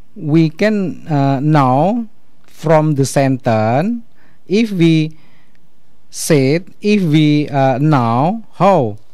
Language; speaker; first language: English; non-native, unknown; Indonesian